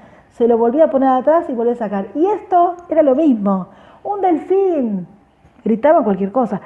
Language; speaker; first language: Spanish; native; Spanish